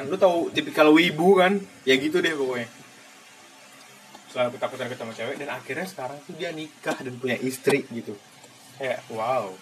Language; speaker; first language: Indonesian; native; Indonesian